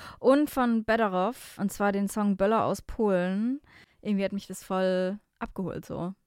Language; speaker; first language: German; native; German